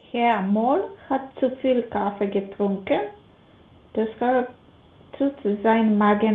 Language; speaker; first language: German; non-native, learner; Macedonian